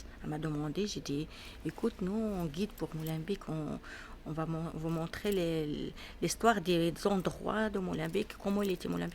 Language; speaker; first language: French; non-native, learner; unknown